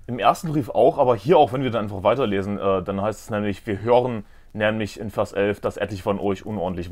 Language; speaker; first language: German; native; German